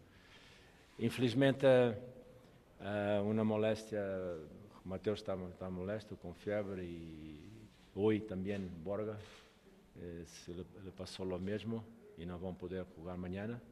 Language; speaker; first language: Spanish; non-native, local second language; Portuguese